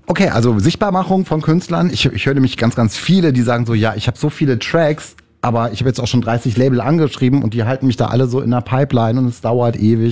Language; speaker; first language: German; native; German